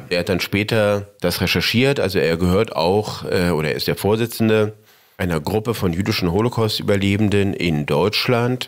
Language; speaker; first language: German; native; German